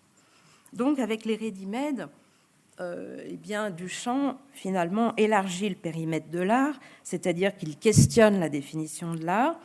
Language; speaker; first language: French; native; French